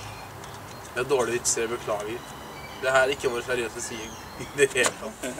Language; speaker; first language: Norwegian; native; Norwegian